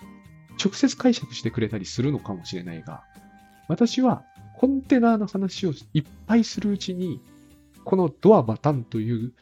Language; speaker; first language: Japanese; native; Japanese